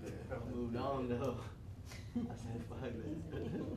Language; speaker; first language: English; native; English